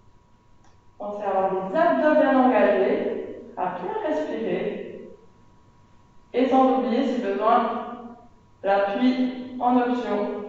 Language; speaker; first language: French; native; French